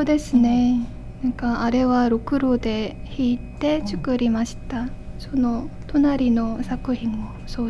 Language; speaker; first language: Japanese; non-native, fluent; Korean